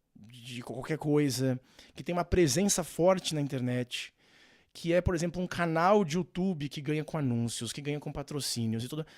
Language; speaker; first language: Portuguese; native; Portuguese